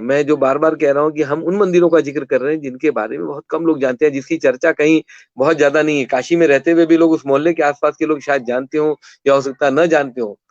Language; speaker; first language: Hindi; non-native, local second language; Kannada